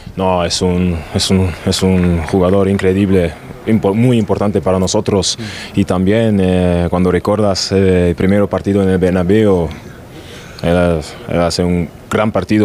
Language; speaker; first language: Spanish; non-native, learner; German